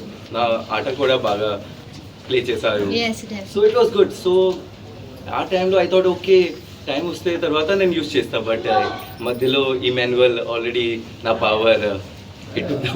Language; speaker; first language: Telugu; non-native, learner; Hindi